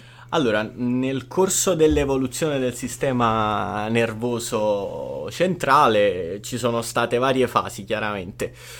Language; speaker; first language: Italian; native; Italian